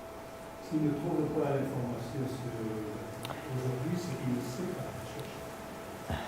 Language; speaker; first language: French; non-native, fluent; Spanish